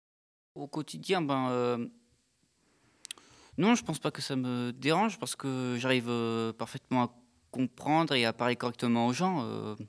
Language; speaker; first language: French; native; French